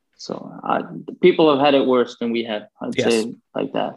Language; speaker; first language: English; non-native, fluent; Swedish